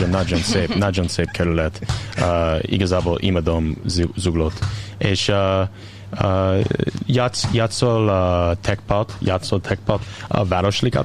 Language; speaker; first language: Hungarian; non-native, learner; English